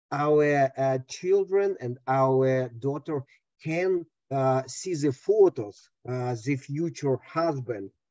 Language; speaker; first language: English; non-native, learner; Russian